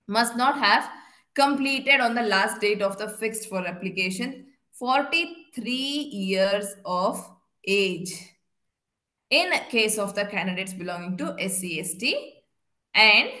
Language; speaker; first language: English; non-native, local second language; Kannada